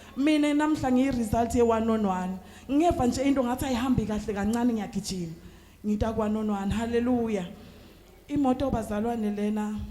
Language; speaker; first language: Zulu; non-native, local second language; Swati